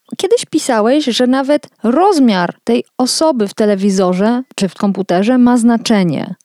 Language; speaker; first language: Polish; native; Polish